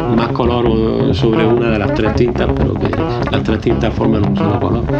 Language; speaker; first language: Spanish; native; Spanish